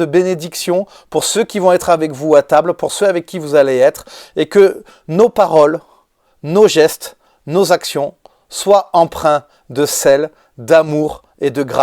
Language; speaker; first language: French; native; French